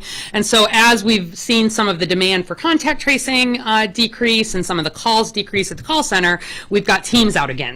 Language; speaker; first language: English; native; English